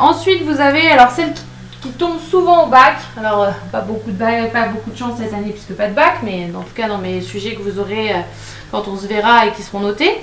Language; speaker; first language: French; native; French